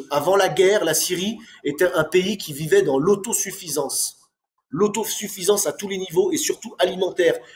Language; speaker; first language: French; native; French